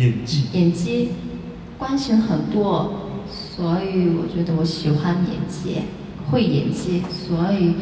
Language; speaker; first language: Chinese; non-native, learner; Korean